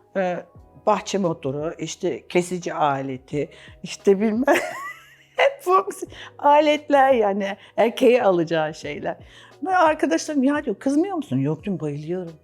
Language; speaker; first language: Turkish; non-native, fluent; English